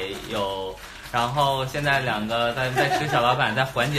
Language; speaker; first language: Chinese; native; Chinese